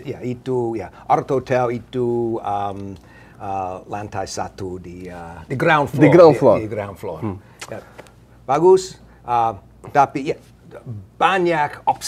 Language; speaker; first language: Indonesian; non-native, learner; English